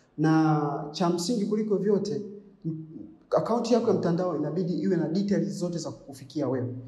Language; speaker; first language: Swahili; native; Swahili